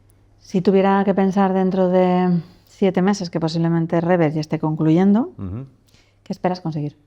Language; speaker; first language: Spanish; native; Spanish